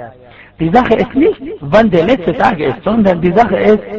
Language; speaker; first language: German; non-native, fluent; Arabic